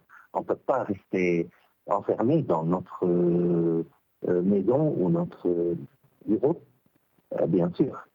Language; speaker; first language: French; non-native, local second language; Arabic